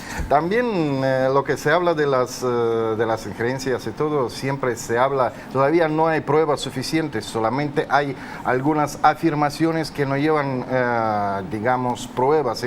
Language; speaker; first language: Spanish; non-native, fluent; Russian